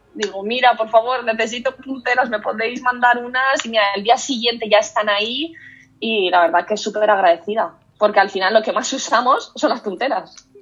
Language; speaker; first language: Spanish; early bilingual, other home language; Russian